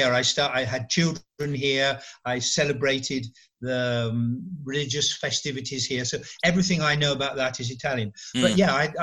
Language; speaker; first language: English; native; English